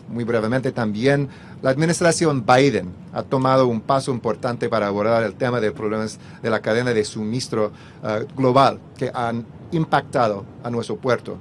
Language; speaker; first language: Spanish; early bilingual, heritage; English